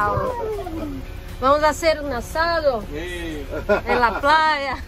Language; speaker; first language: Spanish; non-native, learner; Portuguese